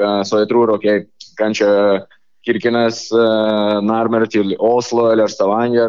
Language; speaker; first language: Norwegian; non-native, learner; Lithuanian